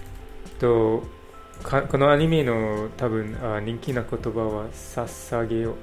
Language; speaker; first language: Japanese; non-native, learner; English